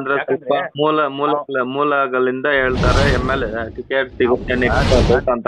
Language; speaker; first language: Kannada; native; Kannada